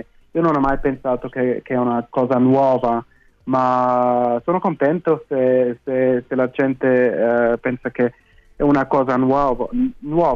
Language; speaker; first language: Italian; non-native, fluent; German